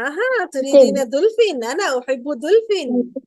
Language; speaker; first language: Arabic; non-native, fluent; Urdu